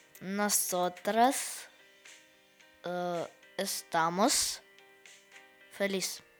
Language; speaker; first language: Spanish; non-native, learner; Russian